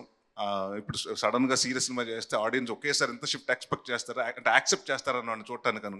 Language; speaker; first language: Telugu; native; Telugu